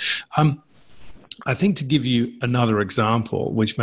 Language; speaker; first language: English; native; English